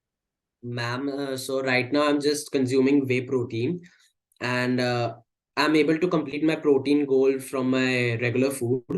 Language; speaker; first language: English; non-native, local second language; Hindi